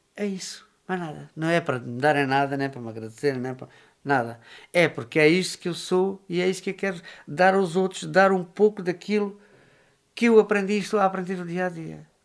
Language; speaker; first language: Portuguese; native; Portuguese